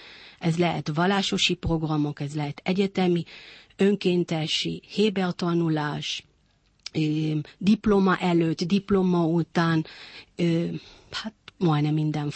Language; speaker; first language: Hungarian; early bilingual, heritage; Hungarian